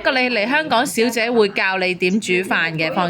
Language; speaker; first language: Cantonese; native; Cantonese